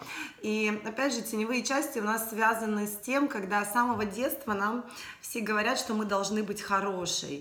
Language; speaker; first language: Russian; native; Russian